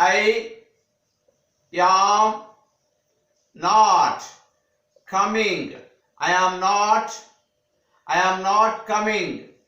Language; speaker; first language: English; non-native, local second language; Telugu